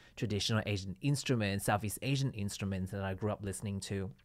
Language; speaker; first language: English; non-native, local second language; Cantonese